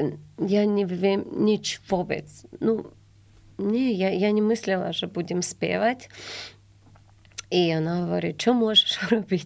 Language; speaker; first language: Slovak; non-native, learner; Ukrainian